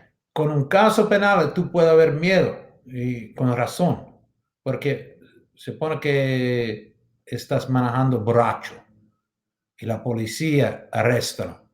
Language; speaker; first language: Spanish; non-native, learner; English